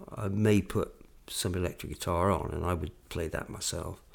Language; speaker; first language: English; native; English